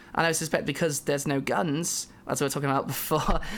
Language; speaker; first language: English; native; English